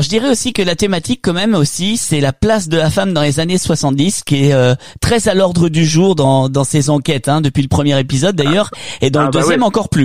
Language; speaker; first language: French; native; French